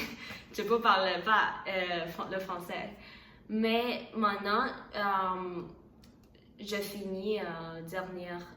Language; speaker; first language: French; non-native, learner; Chinese